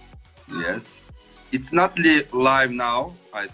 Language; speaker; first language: English; non-native, fluent; Turkish